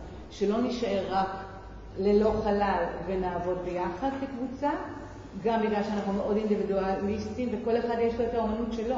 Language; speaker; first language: Hebrew; native; Hebrew